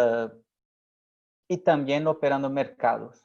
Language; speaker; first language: Spanish; non-native, fluent; Portuguese